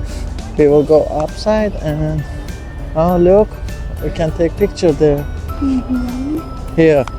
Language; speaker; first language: English; non-native, learner; Turkish